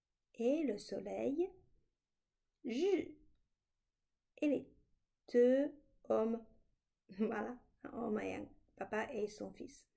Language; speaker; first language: French; non-native, fluent; Chinese